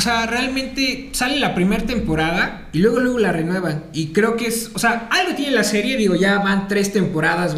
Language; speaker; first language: Spanish; native; Spanish